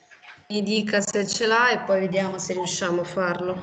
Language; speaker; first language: Italian; native; Italian